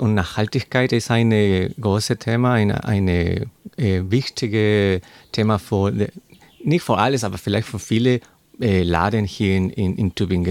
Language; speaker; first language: German; non-native, learner; Spanish